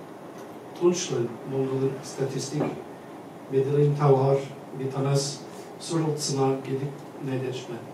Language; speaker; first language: Mongolian; non-native, learner; English